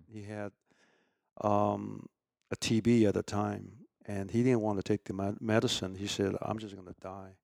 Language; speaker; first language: English; early bilingual, other home language; Chinese